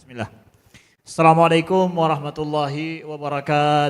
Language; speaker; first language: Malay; non-native, local second language; Achinese